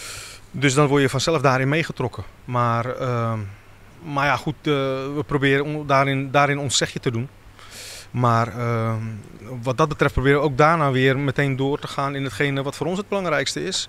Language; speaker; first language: Dutch; native; Dutch